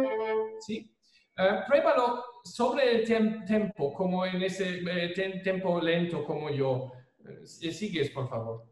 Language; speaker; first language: Spanish; non-native, fluent; German